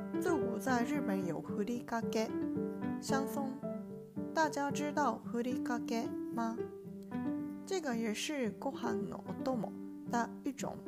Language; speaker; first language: Chinese; non-native, learner; Japanese